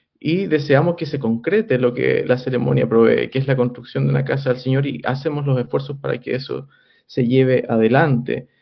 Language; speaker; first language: Spanish; native; Spanish